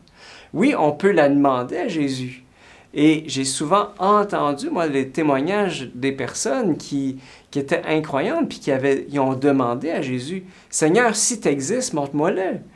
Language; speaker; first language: French; native; French